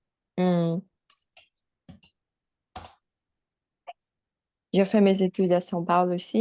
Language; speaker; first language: French; non-native, learner; Portuguese